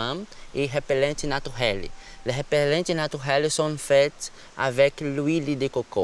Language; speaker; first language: French; non-native, learner; Portuguese